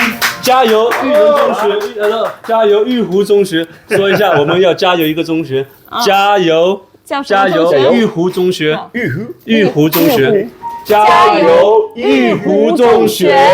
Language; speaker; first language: Chinese; native; Chinese